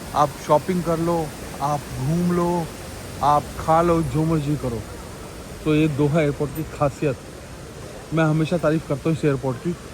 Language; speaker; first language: Hindi; native; Hindi